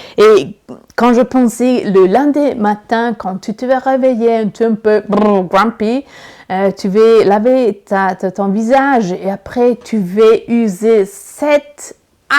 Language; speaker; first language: French; non-native, learner; Italian